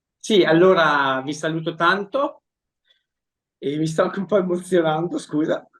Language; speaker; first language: Italian; native; Italian